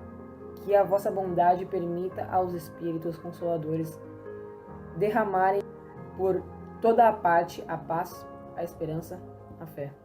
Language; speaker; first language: Portuguese; native; Portuguese